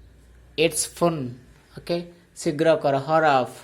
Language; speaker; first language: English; non-native, local second language; Odia